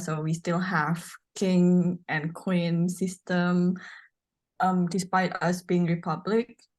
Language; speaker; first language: English; non-native, learner; Indonesian